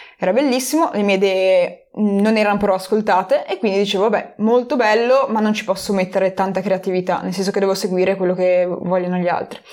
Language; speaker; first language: Italian; native; Italian